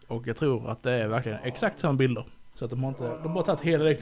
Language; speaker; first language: Swedish; native; Swedish